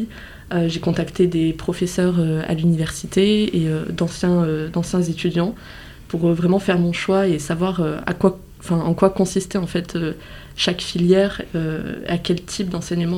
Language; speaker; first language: French; native; French